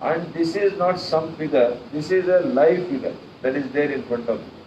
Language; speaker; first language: English; non-native, local second language; Kannada